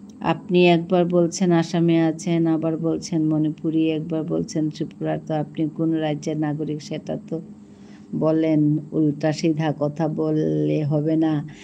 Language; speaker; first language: Bangla; non-native, local second language; Manipuri